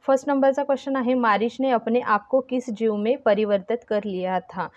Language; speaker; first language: Hindi; non-native, local second language; Marathi